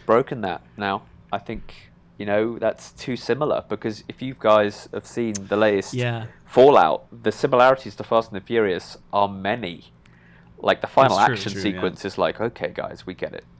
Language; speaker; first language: English; native; English